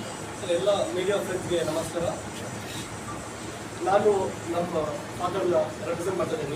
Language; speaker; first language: Kannada; non-native, local second language; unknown